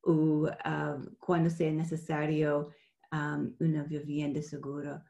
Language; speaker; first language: Spanish; non-native, fluent; English